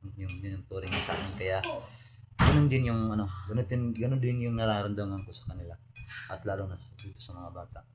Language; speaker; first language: Filipino; non-native, local second language; Cebuano